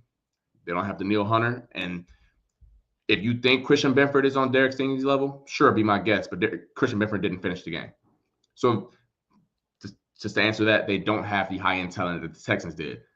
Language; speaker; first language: English; native; English